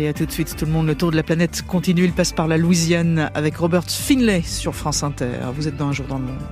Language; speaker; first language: French; native; French